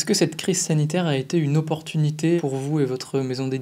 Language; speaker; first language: French; native; French